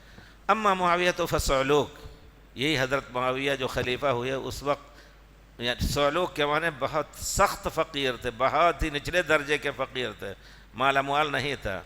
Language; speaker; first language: Urdu; native; Urdu